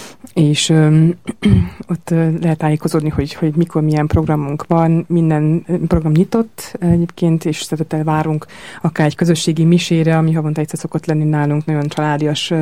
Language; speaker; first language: Hungarian; native; Hungarian